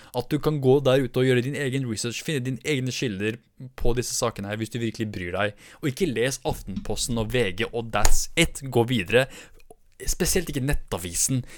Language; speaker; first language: Norwegian; early bilingual, other home language; Kurdish